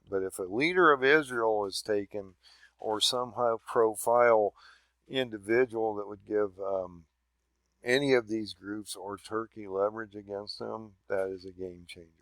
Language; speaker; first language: English; native; English